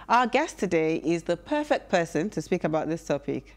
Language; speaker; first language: English; non-native, local second language; Yoruba